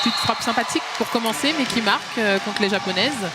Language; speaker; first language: French; native; French